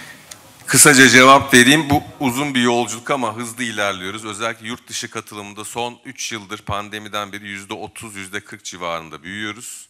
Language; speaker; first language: Turkish; native; Turkish